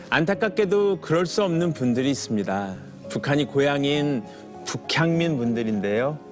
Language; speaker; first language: Korean; native; Korean